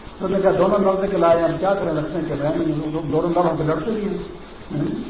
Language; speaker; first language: Urdu; non-native, local second language; Pashto